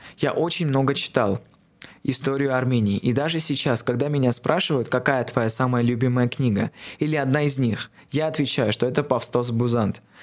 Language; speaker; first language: Russian; non-native, local second language; Armenian